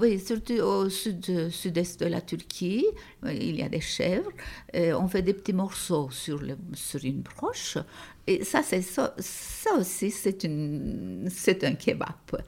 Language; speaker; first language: French; non-native, fluent; Turkish